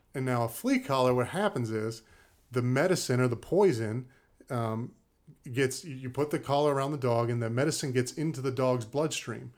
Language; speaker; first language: English; native; English